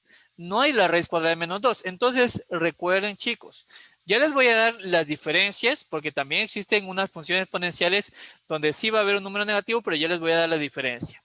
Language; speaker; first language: Spanish; native; Spanish